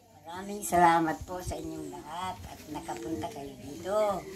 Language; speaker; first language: Filipino; non-native, local second language; Cebuano